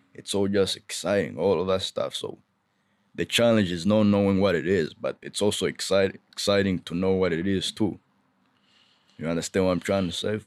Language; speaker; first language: English; non-native, local second language; Kinyarwanda